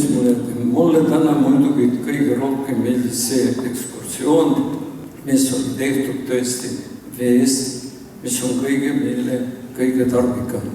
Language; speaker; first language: Estonian; non-native, local second language; Russian